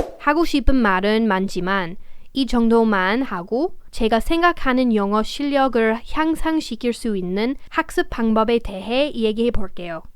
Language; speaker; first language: Korean; non-native, fluent; English